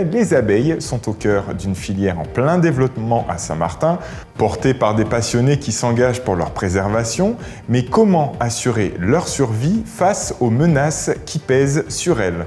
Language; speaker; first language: French; native; French